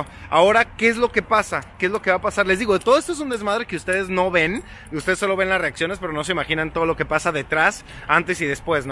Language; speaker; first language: Spanish; native; Spanish